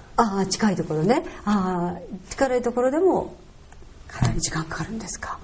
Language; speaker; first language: Japanese; native; Japanese